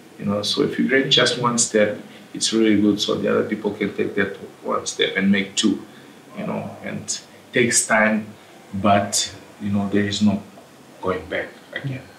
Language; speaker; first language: English; non-native, fluent; Portuguese